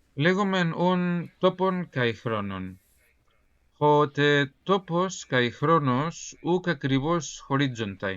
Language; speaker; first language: Greek; non-native, fluent; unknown